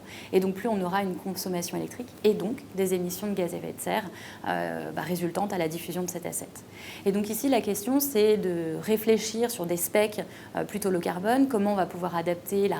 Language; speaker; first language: French; native; French